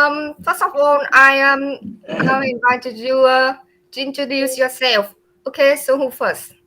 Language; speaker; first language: English; non-native, learner; Vietnamese